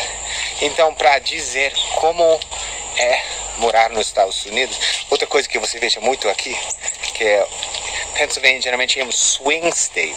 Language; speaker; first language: Portuguese; non-native, fluent; English